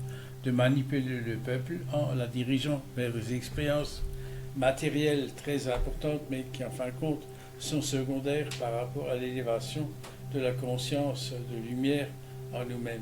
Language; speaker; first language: French; native; French